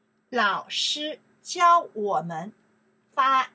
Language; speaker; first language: Chinese; non-native, learner; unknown